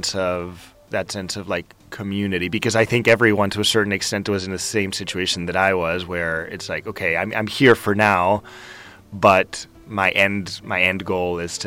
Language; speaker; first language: English; non-native, fluent; Spanish